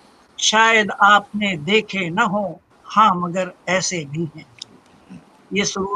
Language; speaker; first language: Urdu; native; Urdu